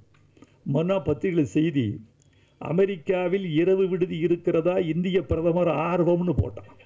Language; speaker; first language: Tamil; native; Tamil